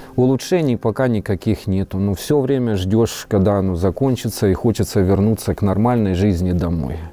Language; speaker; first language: Russian; native; Russian